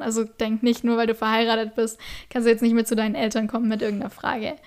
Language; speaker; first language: German; native; German